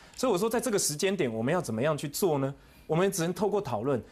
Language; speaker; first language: Chinese; native; Chinese